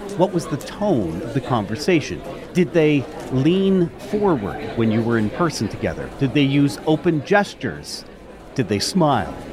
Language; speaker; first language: English; native; English